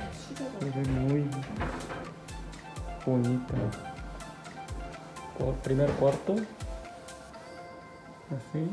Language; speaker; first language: Spanish; non-native, learner; Korean